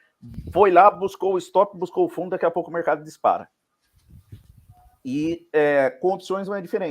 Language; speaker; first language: Portuguese; native; Portuguese